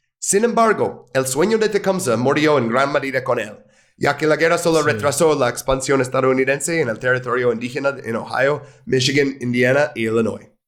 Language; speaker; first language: Spanish; non-native, fluent; English